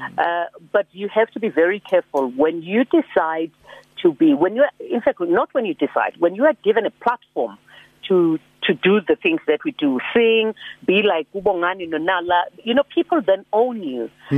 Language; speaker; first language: English; non-native, local second language; Zulu